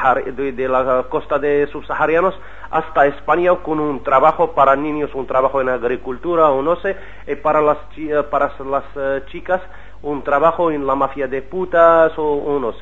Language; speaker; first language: Spanish; non-native, learner; Arabic